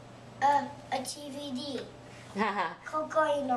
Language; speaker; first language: Japanese; early bilingual, heritage; Japanese